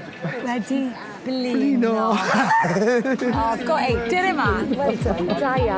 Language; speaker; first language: Welsh; native; Welsh